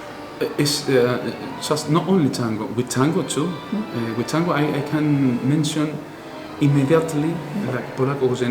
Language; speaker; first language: English; non-native, learner; Spanish